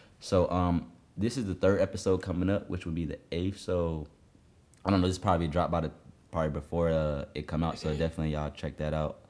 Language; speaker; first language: English; native; English